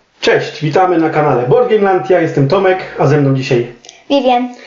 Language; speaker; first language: Polish; non-native, learner; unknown